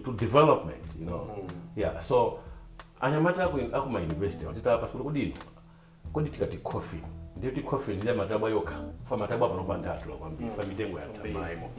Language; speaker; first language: Nyanja; non-native, local second language; Tumbuka